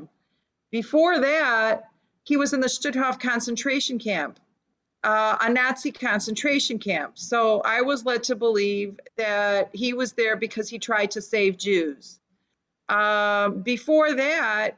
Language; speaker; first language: English; early bilingual, other home language; Lithuanian